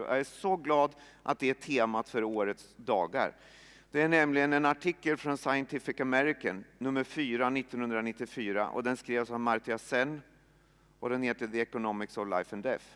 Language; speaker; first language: Swedish; native; Swedish